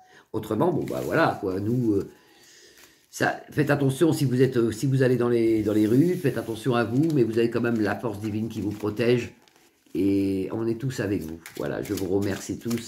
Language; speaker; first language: French; native; French